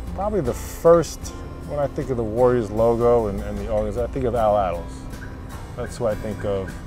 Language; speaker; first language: English; native; English